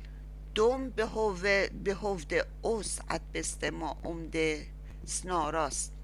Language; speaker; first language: Swedish; non-native, learner; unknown